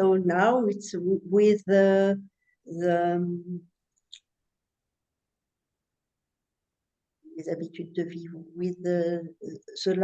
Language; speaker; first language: English; non-native, learner; French